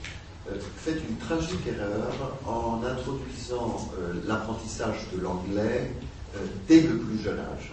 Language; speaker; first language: French; native; French